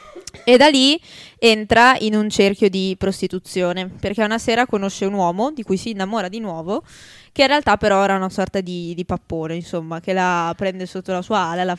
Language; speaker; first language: Italian; native; Italian